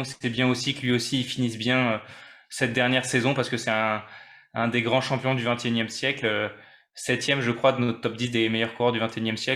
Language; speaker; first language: French; native; French